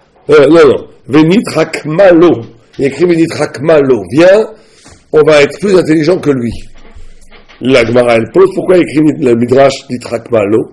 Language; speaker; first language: French; native; French